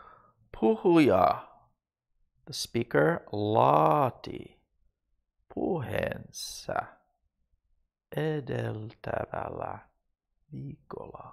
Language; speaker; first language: Finnish; non-native, learner; English